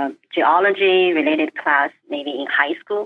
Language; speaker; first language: English; non-native, fluent; Chinese